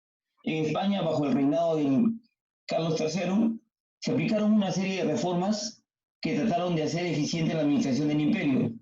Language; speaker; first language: Spanish; native; Spanish